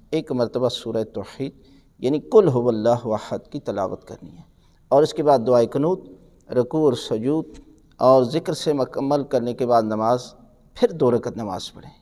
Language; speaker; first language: Urdu; native; Urdu